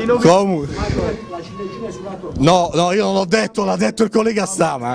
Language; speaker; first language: Italian; native; Italian